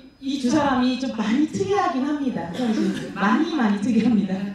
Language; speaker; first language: Korean; native; Korean